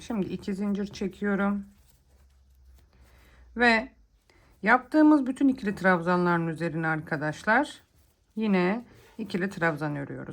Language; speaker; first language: Turkish; native; Turkish